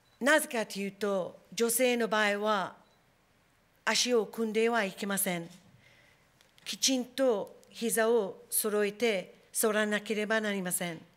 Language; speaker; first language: Japanese; non-native, fluent; English